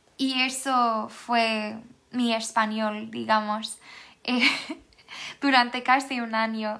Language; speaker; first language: Spanish; non-native, fluent; Swedish